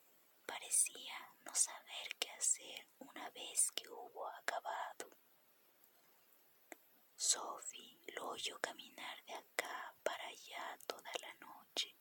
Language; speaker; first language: Spanish; native; Spanish